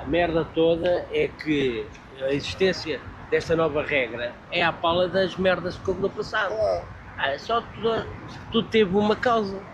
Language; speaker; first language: Portuguese; native; Portuguese